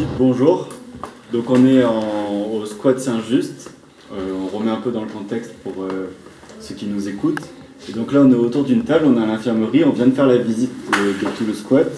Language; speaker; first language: French; native; French